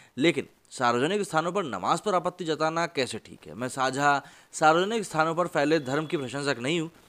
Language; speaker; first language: Hindi; native; Hindi